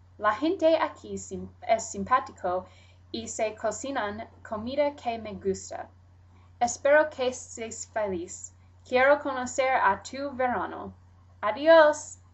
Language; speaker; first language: Spanish; non-native, learner; English